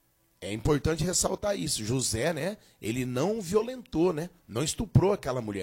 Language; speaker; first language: Portuguese; native; Portuguese